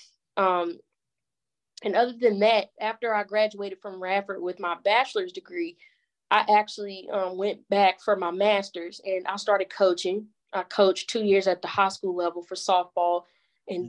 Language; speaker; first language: English; native; English